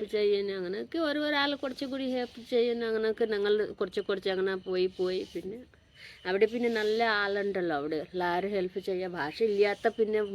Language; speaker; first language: Malayalam; non-native, local second language; Hindi